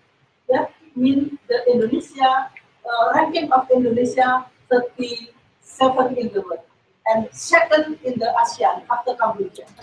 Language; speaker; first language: English; non-native, learner; Indonesian